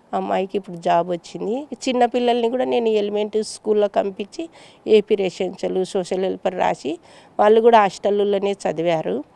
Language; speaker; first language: Telugu; native; Telugu